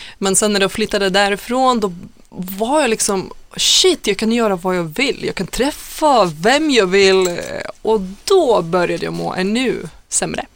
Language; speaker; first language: Swedish; non-native, fluent; Lithuanian